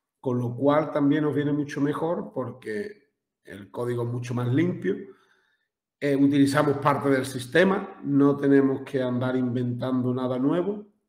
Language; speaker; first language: Spanish; native; Spanish